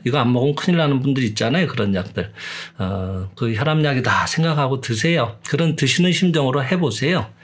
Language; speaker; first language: Korean; native; Korean